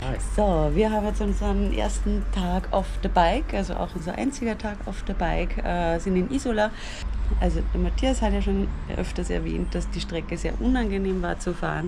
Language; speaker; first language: German; native; German